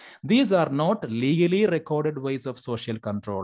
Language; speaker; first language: English; non-native, local second language; Malayalam